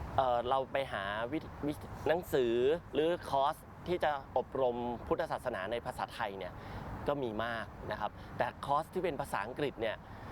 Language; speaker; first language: Thai; native; Thai